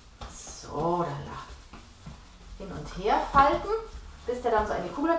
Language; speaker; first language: German; native; German